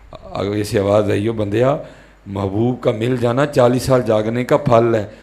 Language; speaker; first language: Urdu; non-native, local second language; Punjabi